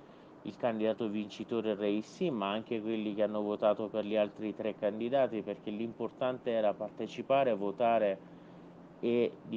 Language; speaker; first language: Italian; non-native, fluent; Persian